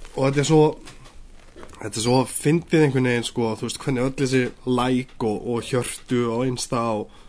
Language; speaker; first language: Icelandic; native; Icelandic